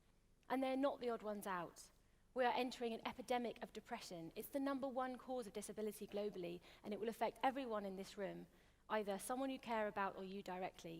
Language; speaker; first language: English; native; English